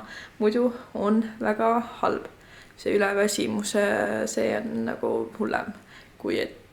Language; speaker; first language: Estonian; native; Estonian